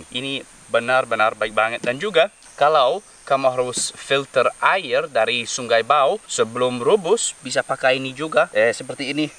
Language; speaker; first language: Indonesian; non-native, learner; English